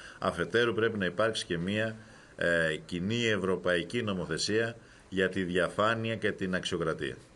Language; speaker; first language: Greek; native; Greek